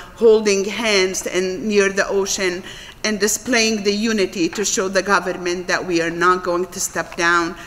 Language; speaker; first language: English; non-native, fluent; Arabic